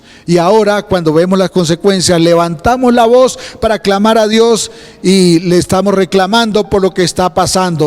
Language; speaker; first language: Spanish; native; Spanish